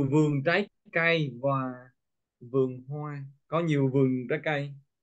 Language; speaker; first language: Vietnamese; non-native, learner; Korean